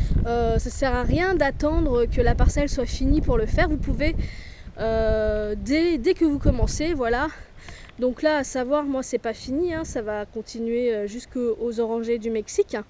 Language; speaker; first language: French; native; French